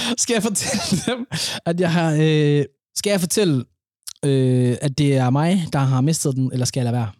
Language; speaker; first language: Danish; early bilingual, other home language; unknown